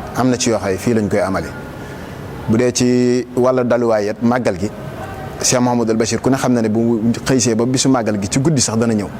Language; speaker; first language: Wolof; native; Wolof